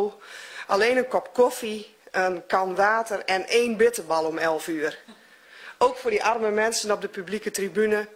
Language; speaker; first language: Dutch; native; Dutch